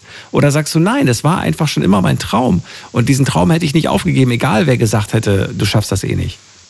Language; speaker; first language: German; native; German